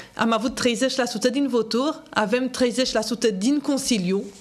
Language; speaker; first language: Romanian; non-native, fluent; French